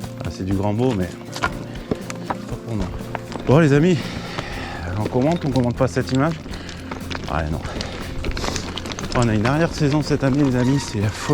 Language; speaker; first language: French; native; French